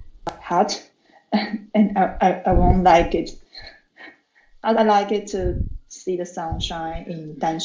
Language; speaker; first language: English; non-native, learner; Chinese